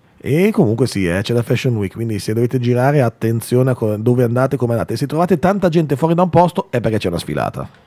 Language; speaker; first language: Italian; native; Italian